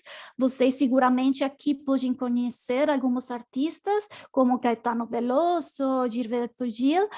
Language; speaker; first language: Portuguese; non-native, learner; Spanish